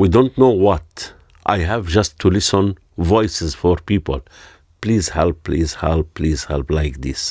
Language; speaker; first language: English; non-native, learner; Arabic